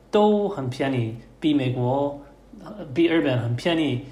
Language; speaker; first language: Chinese; non-native, learner; English